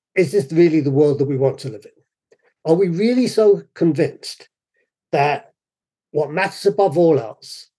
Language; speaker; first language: English; native; English